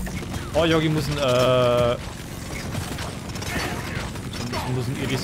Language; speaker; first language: Korean; non-native, learner; German